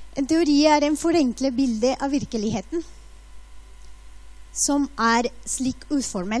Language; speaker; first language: Norwegian; non-native, fluent; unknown